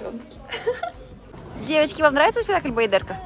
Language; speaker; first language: Russian; native; Russian